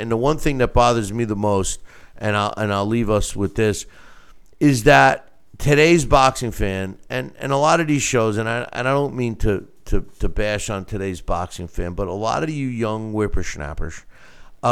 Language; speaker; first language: English; native; English